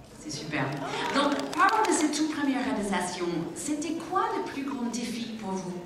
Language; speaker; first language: French; native; French